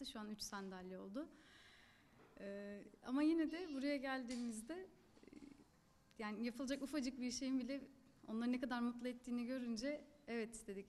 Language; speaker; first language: Turkish; native; Turkish